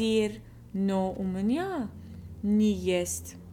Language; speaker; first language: Russian; non-native, learner; English